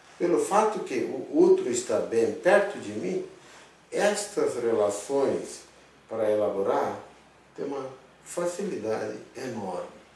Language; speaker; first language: Portuguese; non-native, fluent; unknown